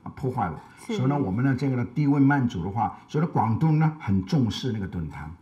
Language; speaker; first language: Chinese; native; Chinese